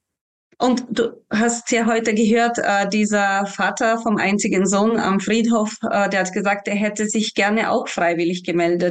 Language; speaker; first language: German; non-native, fluent; Ukrainian